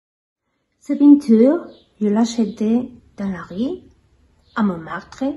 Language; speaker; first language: French; non-native, fluent; Spanish